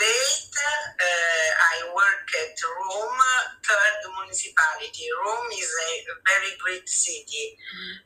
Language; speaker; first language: English; non-native, fluent; Italian